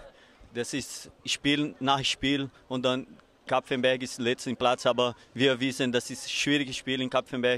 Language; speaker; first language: German; non-native, learner; Portuguese